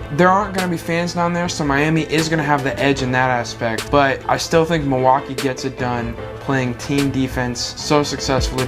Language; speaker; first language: English; native; English